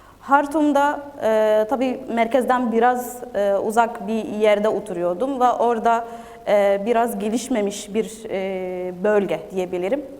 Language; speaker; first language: Turkish; non-native, fluent; Arabic